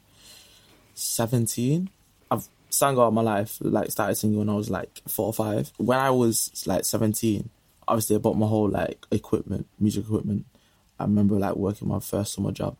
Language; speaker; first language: English; native; English